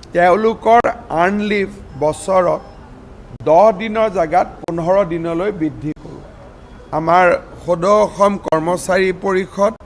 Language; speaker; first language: Assamese; native; Assamese